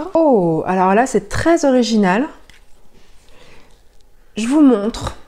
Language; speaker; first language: French; native; French